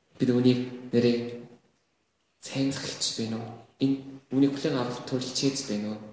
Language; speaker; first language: Mongolian; non-native, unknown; Korean